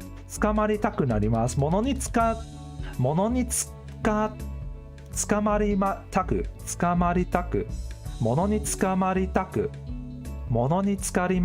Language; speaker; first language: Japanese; non-native, learner; English